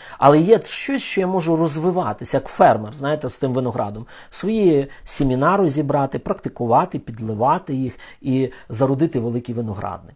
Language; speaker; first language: Ukrainian; non-native, local second language; Russian